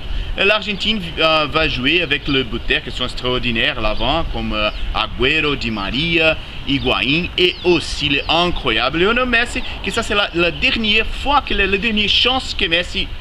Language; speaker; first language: French; non-native, learner; Spanish